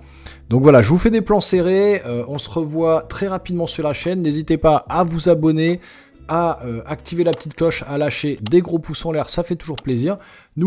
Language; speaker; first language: French; native; French